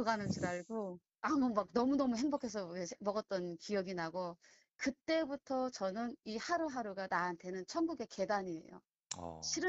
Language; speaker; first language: Korean; native; Korean